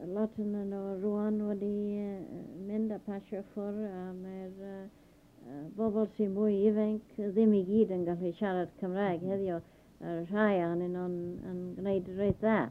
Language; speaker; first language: Welsh; early bilingual, heritage; Welsh